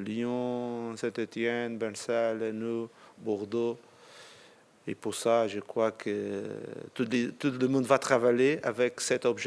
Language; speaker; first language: French; non-native, learner; Portuguese